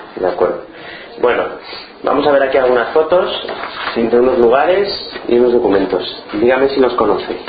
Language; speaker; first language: Spanish; native; Spanish